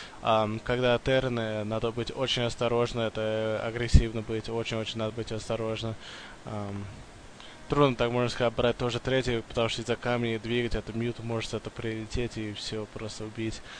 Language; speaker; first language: Russian; early bilingual, heritage; English